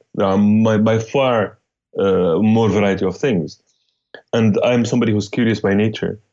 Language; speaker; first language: English; non-native, fluent; Arabic